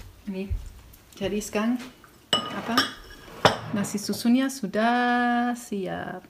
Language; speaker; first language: Indonesian; non-native, fluent; German